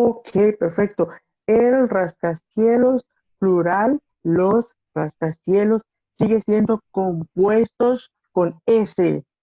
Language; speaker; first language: Spanish; non-native, learner; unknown